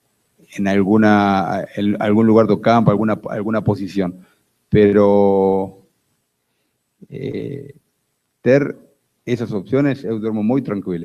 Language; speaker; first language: Spanish; non-native, fluent; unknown